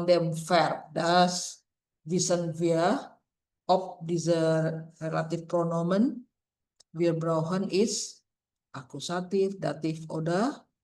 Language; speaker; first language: German; non-native, fluent; Indonesian